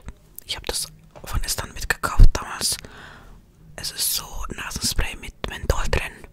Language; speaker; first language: German; non-native, fluent; Estonian